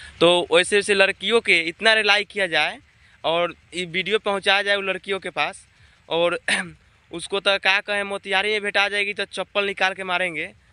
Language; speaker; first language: Hindi; native; Hindi